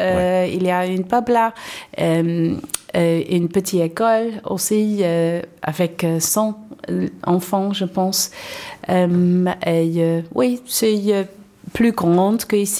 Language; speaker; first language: French; non-native, learner; English